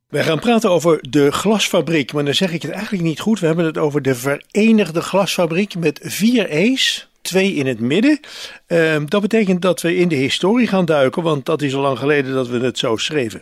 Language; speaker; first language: Dutch; native; Dutch